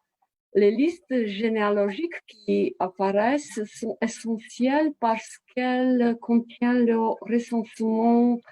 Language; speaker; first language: French; non-native, fluent; Romanian